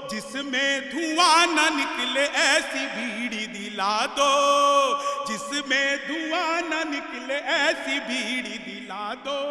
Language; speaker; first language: Hindi; native; Hindi